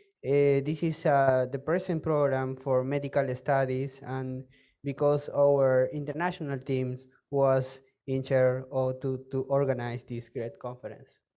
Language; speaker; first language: English; non-native, fluent; Spanish